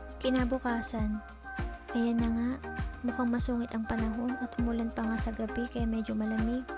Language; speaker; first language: Filipino; native; Filipino